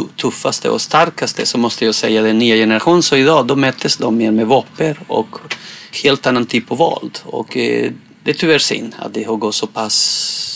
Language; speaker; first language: Swedish; non-native, fluent; Spanish